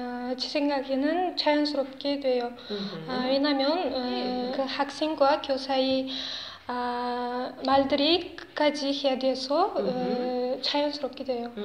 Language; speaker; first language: Korean; non-native, learner; Uzbek